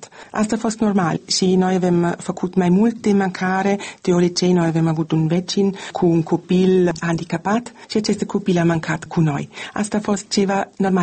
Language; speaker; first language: Romanian; non-native, learner; German